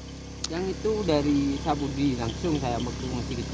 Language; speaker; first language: Indonesian; non-native, local second language; Madurese